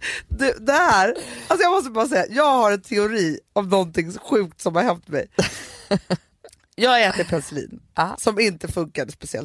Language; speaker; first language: Swedish; native; Swedish